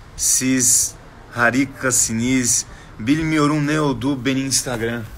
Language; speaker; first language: Turkish; non-native, learner; Portuguese